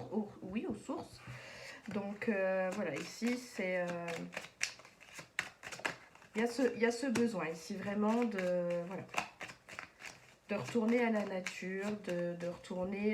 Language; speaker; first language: French; native; French